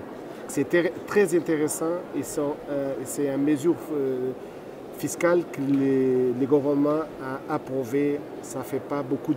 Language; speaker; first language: French; non-native, fluent; Portuguese